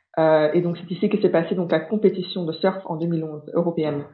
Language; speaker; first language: French; non-native, fluent; English